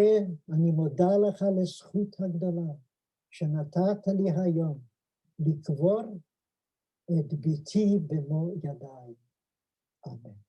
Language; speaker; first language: Hebrew; non-native, fluent; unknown